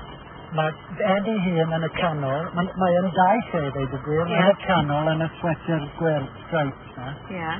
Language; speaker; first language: Welsh; native; Welsh